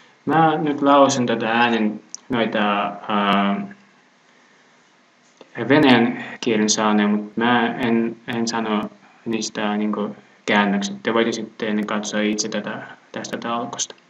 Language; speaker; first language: Finnish; non-native, fluent; Russian